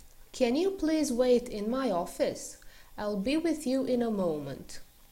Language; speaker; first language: English; non-native, fluent; Romanian